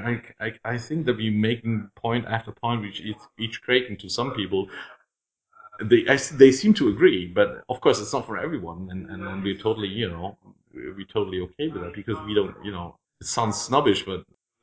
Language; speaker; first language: English; non-native, fluent; German